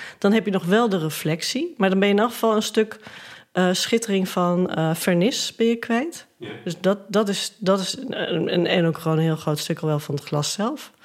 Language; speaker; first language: Dutch; native; Dutch